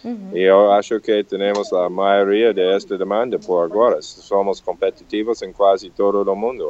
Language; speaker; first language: Portuguese; non-native, learner; English